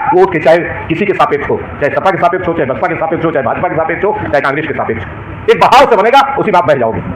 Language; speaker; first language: Hindi; native; Hindi